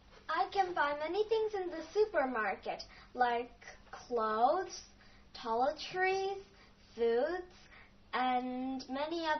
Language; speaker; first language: English; non-native, fluent; Chinese